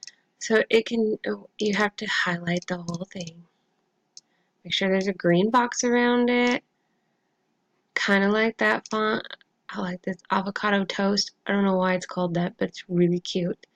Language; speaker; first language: English; native; English